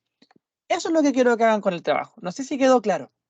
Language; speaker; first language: Spanish; native; Spanish